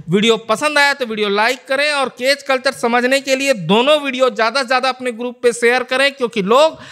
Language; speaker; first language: Hindi; native; Hindi